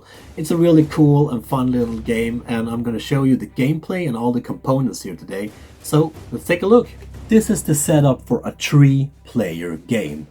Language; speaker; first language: English; non-native, fluent; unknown